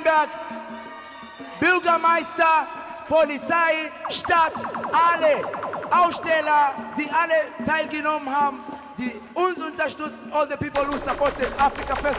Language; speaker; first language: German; non-native, fluent; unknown